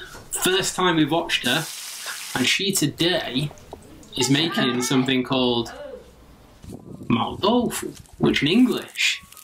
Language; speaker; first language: English; native; English